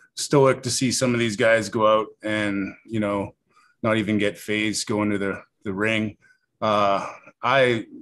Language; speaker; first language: English; native; English